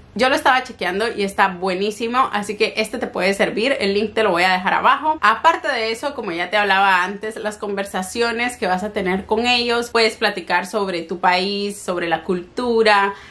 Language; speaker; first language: Spanish; native; Spanish